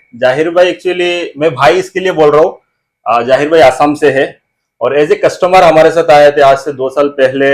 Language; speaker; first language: Hindi; non-native, local second language; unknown